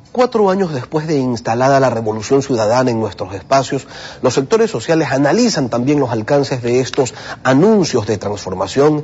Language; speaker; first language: Spanish; native; Spanish